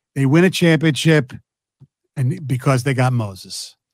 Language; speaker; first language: English; native; English